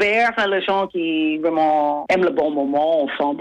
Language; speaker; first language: French; non-native, fluent; English